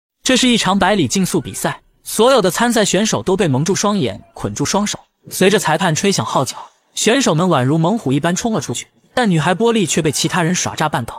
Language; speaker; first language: Chinese; native; Chinese